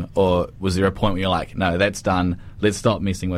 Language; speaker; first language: English; native; English